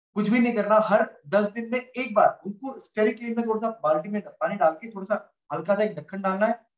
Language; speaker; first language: Hindi; native; Hindi